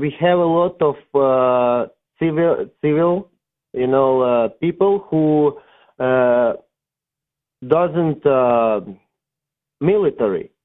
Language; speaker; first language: English; non-native, learner; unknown